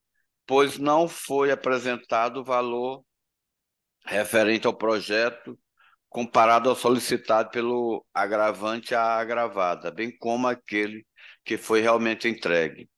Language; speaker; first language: Portuguese; native; Portuguese